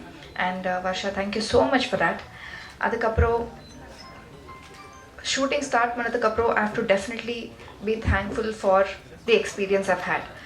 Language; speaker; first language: Tamil; non-native, learner; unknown